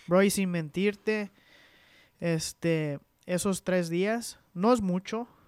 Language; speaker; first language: Spanish; early bilingual, heritage; Spanish